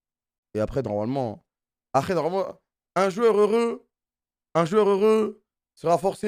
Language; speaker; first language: French; native; French